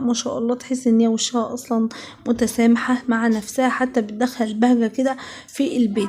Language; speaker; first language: Arabic; native; Arabic